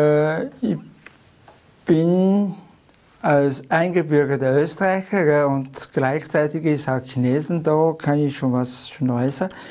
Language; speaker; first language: German; non-native, learner; Chinese